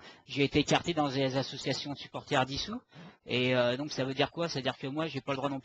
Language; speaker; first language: French; native; French